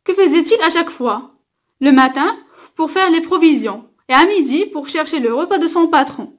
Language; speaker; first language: French; non-native, local second language; Arabic